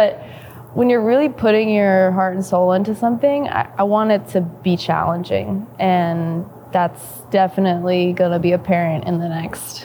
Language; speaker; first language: English; native; English